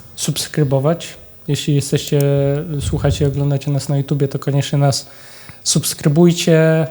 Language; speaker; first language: Polish; native; Polish